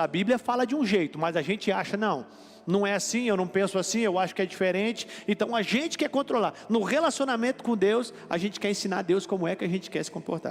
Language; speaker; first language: Portuguese; native; Portuguese